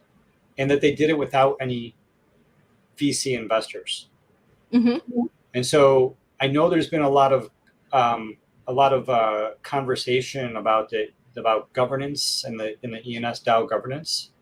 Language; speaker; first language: English; native; English